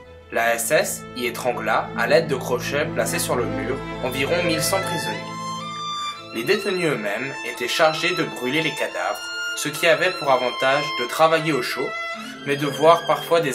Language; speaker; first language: French; native; French